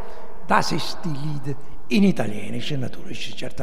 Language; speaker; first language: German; non-native, learner; Italian